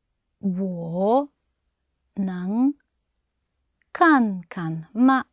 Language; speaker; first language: Chinese; non-native, learner; English